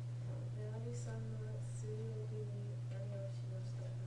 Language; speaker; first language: Japanese; non-native, learner; English